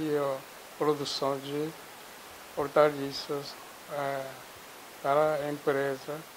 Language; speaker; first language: Portuguese; non-native, fluent; Japanese